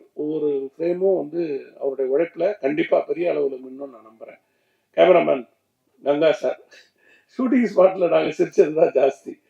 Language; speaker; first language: Tamil; native; Tamil